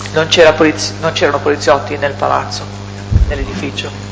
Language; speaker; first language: Italian; native; Italian